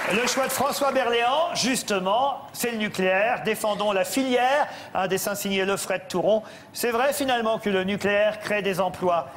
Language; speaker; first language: French; native; French